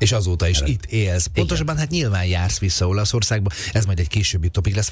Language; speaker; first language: Hungarian; native; Hungarian